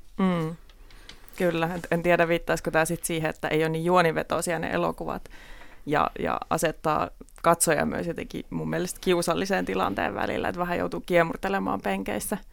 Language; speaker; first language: Finnish; native; Finnish